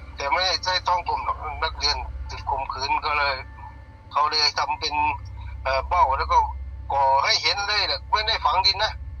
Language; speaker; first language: Thai; non-native, local second language; Northeastern Thai